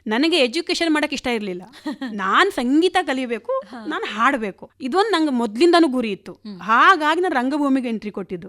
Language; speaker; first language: Kannada; non-native, local second language; Konkani